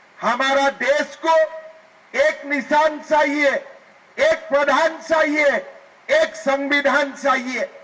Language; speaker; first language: Hindi; non-native, local second language; Assamese